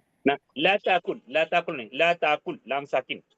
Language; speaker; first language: Arabic; non-native, fluent; Urdu